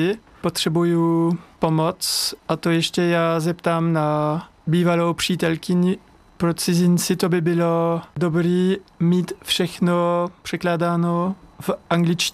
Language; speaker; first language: Czech; non-native, learner; French